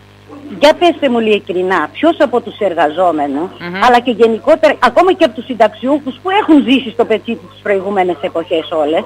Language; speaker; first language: Greek; native; Greek